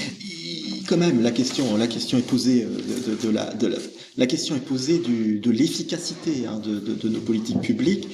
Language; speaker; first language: French; native; French